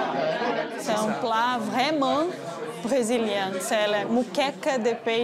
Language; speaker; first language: French; non-native, learner; Portuguese